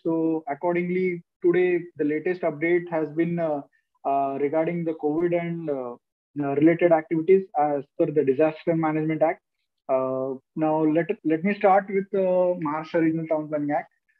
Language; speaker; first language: English; non-native, local second language; Marathi